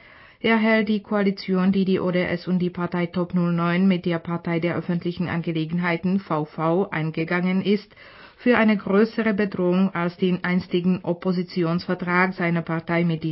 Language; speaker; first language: German; non-native, fluent; Czech